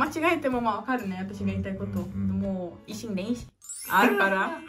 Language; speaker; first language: Japanese; non-native, learner; Portuguese